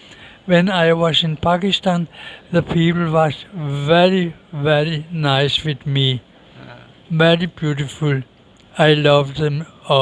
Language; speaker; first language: English; non-native, learner; Danish